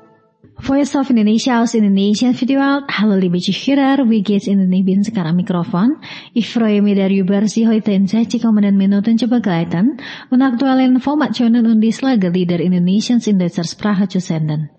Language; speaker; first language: German; non-native, fluent; Indonesian